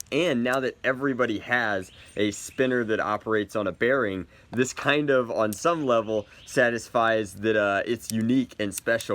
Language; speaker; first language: English; native; English